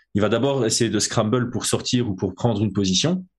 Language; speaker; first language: French; native; French